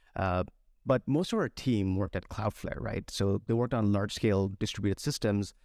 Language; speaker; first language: English; non-native, local second language; Bangla